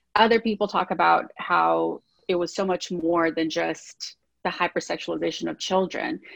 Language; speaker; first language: English; early bilingual, other home language; Portuguese